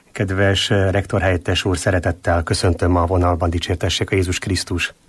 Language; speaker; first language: Hungarian; native; Hungarian